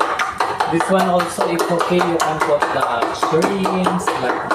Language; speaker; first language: English; non-native, learner; Filipino